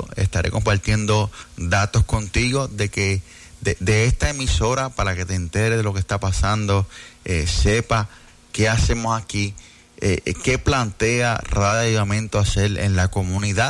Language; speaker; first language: Spanish; native; Spanish